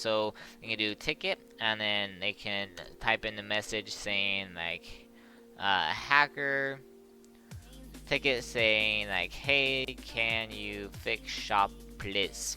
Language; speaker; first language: English; native; English